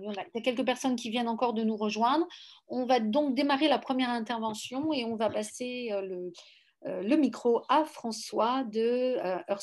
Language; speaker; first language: French; native; French